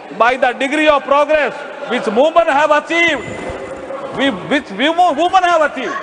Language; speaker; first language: Hindi; native; Hindi